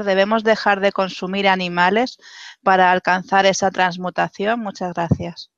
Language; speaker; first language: Spanish; native; Spanish